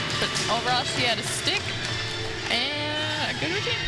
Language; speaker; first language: English; native; English